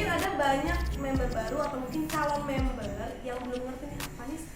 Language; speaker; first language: Indonesian; native; Indonesian